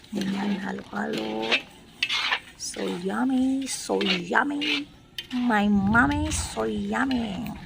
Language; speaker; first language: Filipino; non-native, local second language; Cebuano